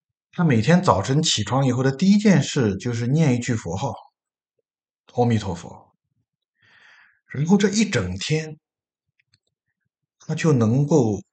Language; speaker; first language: Chinese; native; Chinese